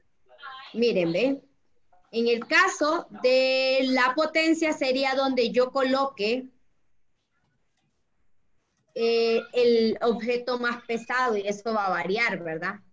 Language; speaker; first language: Spanish; native; Spanish